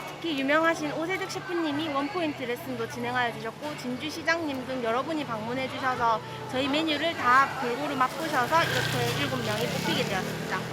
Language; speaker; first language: Korean; native; Korean